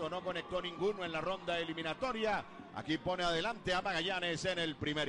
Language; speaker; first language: Spanish; native; Spanish